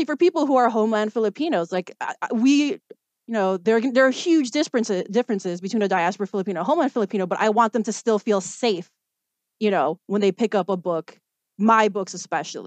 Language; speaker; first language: English; native; English